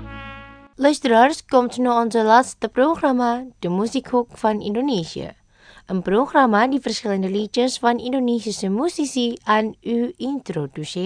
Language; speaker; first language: Dutch; non-native, fluent; Indonesian